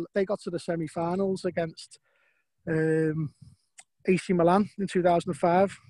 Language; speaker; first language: English; native; English